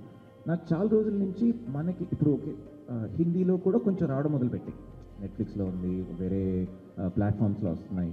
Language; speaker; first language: Telugu; native; Telugu